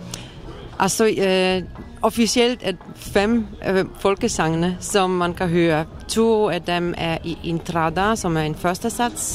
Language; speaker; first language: Danish; non-native, fluent; Polish